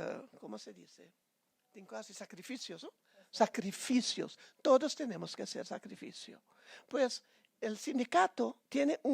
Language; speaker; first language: Spanish; non-native, fluent; Papiamento